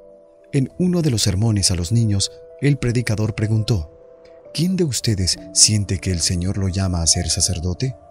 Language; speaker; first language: Spanish; native; Spanish